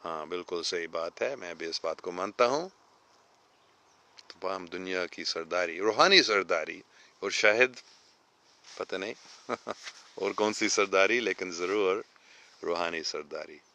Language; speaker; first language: Hindi; non-native, local second language; English